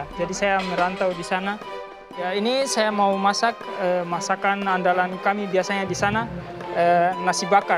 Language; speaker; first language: Indonesian; non-native, local second language; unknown